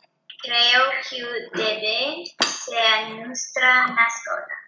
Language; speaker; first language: Spanish; non-native, learner; English